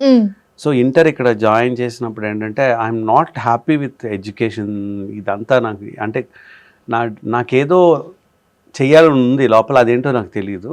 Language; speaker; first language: Telugu; native; Telugu